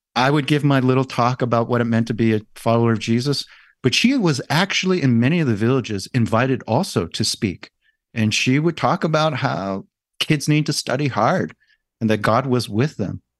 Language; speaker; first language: English; native; English